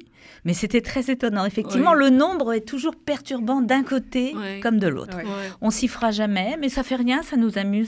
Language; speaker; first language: French; native; French